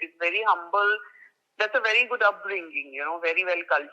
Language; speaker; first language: Telugu; non-native, learner; Gujarati